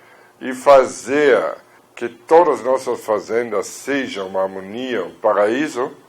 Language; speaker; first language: Portuguese; non-native, fluent; German